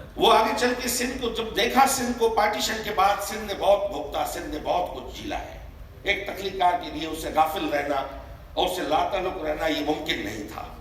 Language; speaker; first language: Urdu; non-native, local second language; Sindhi